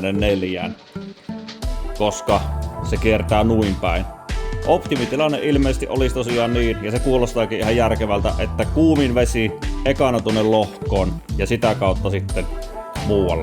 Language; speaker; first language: Finnish; native; Finnish